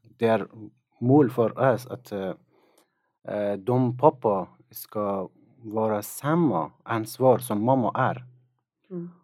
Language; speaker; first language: Swedish; non-native, learner; Persian